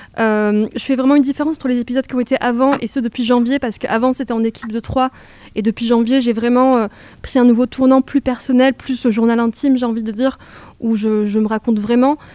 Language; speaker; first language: French; native; French